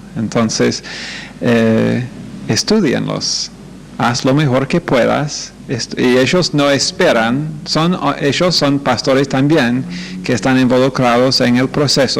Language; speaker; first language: Spanish; non-native, fluent; English